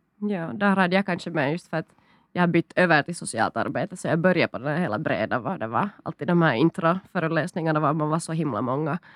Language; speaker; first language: Swedish; native; Swedish